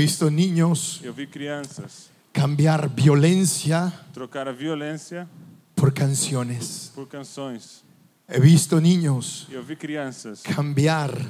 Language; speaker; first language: Spanish; non-native, fluent; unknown